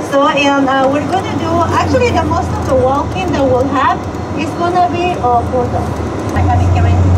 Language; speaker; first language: English; non-native, fluent; Spanish